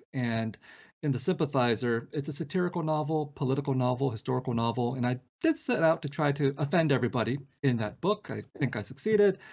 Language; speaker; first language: English; early bilingual, other home language; Vietnamese